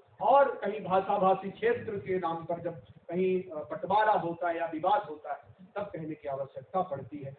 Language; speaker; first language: Hindi; native; Hindi